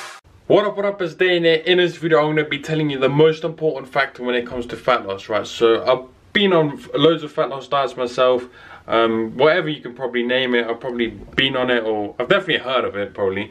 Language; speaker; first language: English; native; English